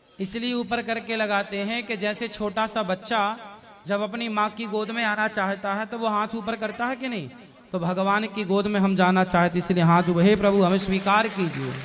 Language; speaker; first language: Hindi; native; Hindi